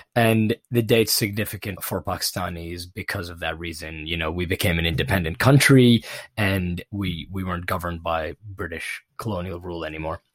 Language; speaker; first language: English; non-native, local second language; Urdu